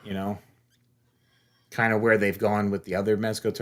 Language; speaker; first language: English; native; English